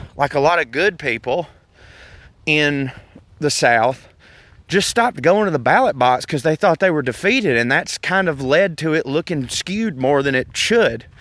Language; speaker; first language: English; native; English